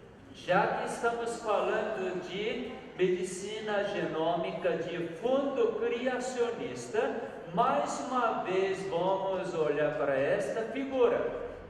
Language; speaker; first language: Portuguese; non-native, fluent; Korean